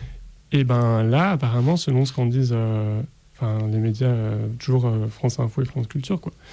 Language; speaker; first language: French; native; French